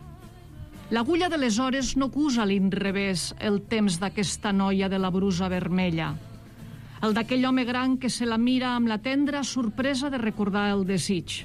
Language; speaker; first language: Catalan; native; Catalan